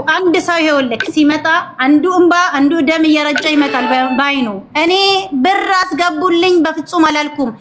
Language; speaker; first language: Amharic; native; Amharic